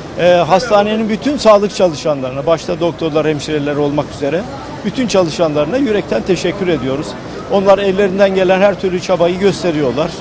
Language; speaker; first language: Turkish; native; Turkish